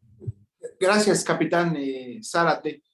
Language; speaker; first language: Spanish; native; Spanish